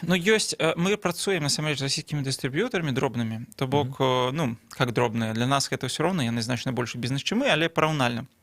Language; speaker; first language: Belarusian; non-native, local second language; Russian